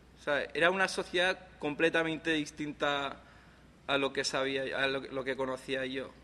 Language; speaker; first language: Spanish; non-native, local second language; English